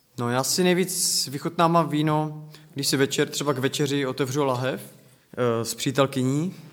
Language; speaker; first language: Czech; native; Czech